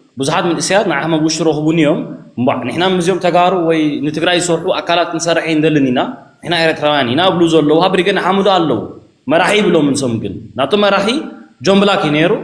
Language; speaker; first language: Tigrinya; early bilingual, heritage; Tigrinya